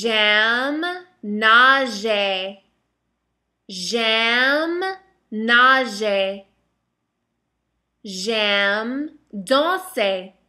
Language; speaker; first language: French; non-native, fluent; English